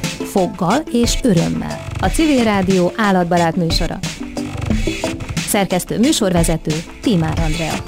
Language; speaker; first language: Hungarian; native; Hungarian